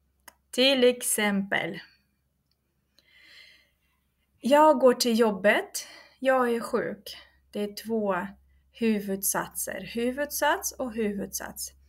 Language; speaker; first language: Swedish; non-native, fluent; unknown